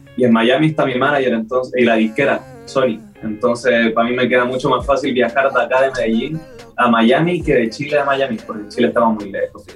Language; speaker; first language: Spanish; native; Spanish